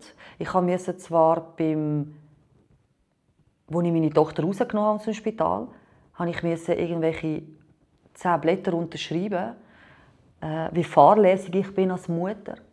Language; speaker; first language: German; non-native, fluent; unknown